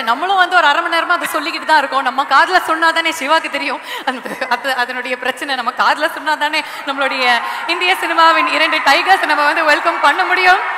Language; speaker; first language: Tamil; native; Tamil